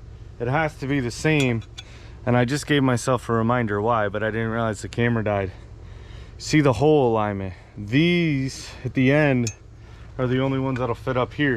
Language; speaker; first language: English; native; English